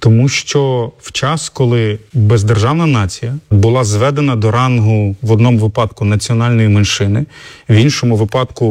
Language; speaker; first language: Ukrainian; native; Ukrainian